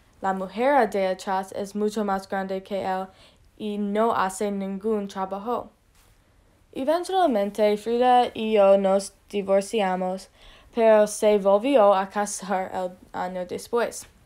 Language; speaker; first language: Spanish; non-native, learner; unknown